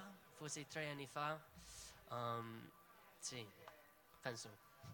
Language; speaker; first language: Italian; non-native, learner; English